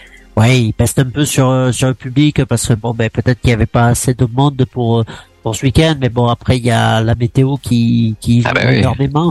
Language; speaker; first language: French; native; French